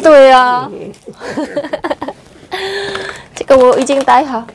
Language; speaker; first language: Chinese; non-native, learner; Javanese